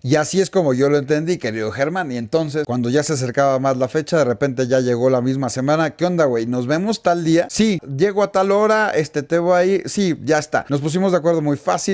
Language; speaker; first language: Spanish; native; Spanish